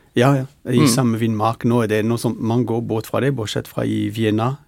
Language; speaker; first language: Norwegian; non-native, fluent; French